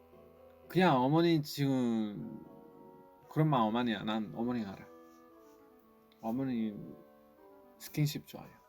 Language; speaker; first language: Korean; non-native, fluent; Spanish